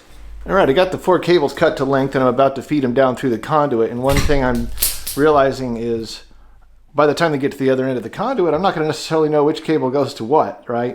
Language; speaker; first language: English; native; English